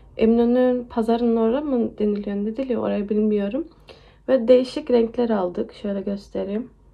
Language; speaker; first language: Turkish; early bilingual, heritage; Turkish